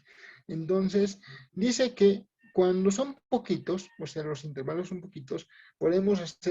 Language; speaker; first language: Spanish; native; Spanish